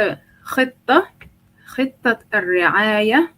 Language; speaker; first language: Arabic; non-native, fluent; English